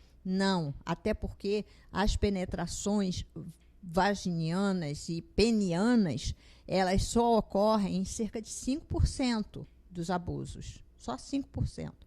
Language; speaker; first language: Portuguese; native; Portuguese